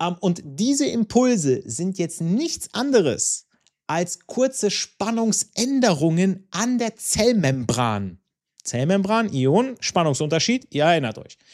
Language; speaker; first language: German; non-native, fluent; Italian